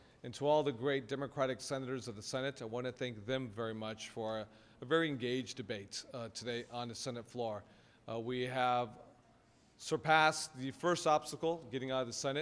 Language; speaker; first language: English; early bilingual, other home language; Spanish